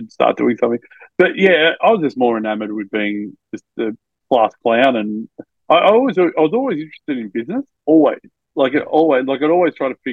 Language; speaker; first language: English; native; English